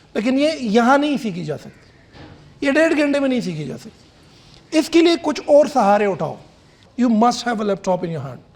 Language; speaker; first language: Urdu; non-native, local second language; Pashto